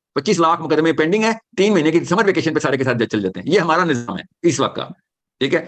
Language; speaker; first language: Urdu; native; Urdu